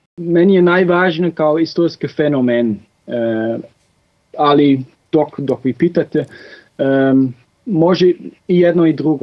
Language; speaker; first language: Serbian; non-native, fluent; Dutch